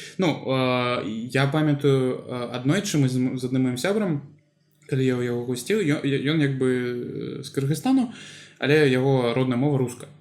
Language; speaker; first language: Belarusian; non-native, local second language; Russian